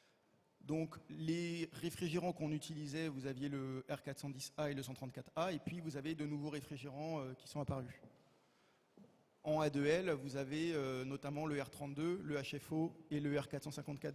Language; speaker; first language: French; native; French